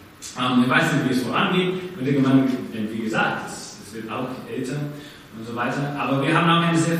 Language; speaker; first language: German; non-native, fluent; English